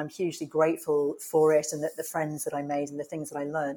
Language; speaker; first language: English; native; English